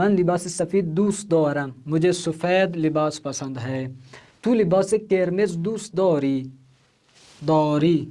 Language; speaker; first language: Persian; non-native, fluent; Urdu